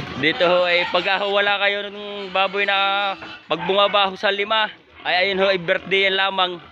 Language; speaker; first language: Filipino; native; Filipino